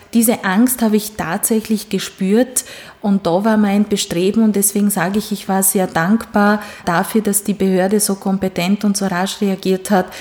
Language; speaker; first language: German; non-native, fluent; Hungarian